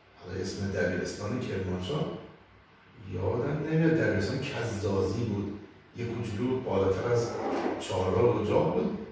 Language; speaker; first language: Persian; non-native, local second language; Azerbaijani